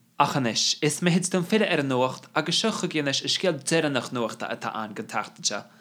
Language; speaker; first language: Irish; non-native, local second language; English